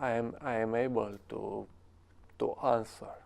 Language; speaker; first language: English; non-native, learner; Romanian